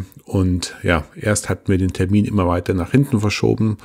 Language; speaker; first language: German; native; German